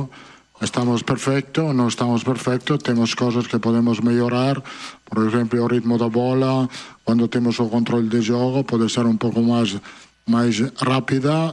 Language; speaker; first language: Portuguese; non-native, fluent; Italian